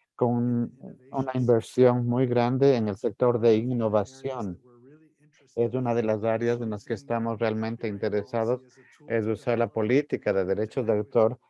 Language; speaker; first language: Spanish; non-native, fluent; English